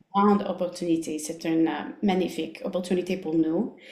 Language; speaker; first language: French; non-native, local second language; English